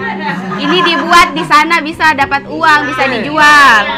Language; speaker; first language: Indonesian; native; Indonesian